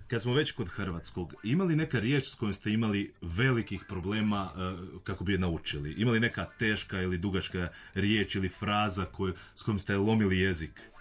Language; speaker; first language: Croatian; native; Croatian